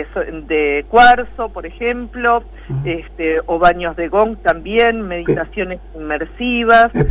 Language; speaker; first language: Spanish; native; Spanish